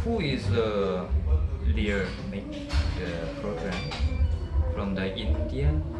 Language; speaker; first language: English; non-native, learner; Korean